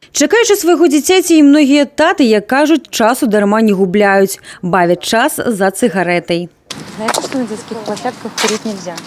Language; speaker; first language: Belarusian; native; Belarusian